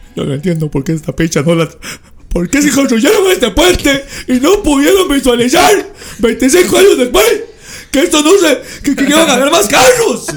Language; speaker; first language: Spanish; native; Spanish